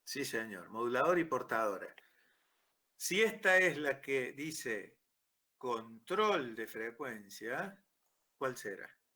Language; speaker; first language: Spanish; native; Spanish